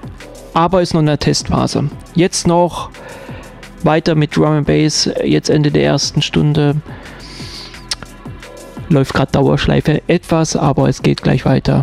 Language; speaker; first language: German; native; German